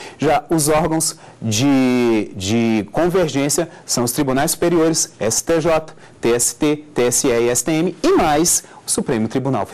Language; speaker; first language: Portuguese; native; Portuguese